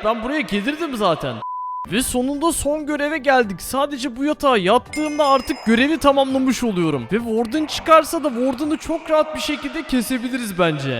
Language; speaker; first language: Turkish; native; Turkish